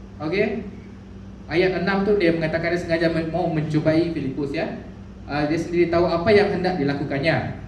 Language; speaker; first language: Malay; non-native, local second language; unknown